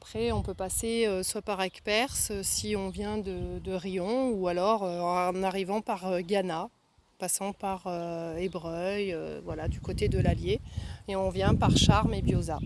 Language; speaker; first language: French; native; French